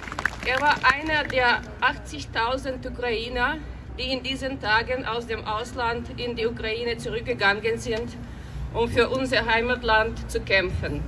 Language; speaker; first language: German; non-native, fluent; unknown